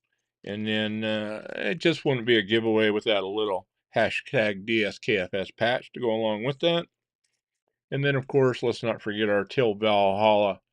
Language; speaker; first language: English; native; English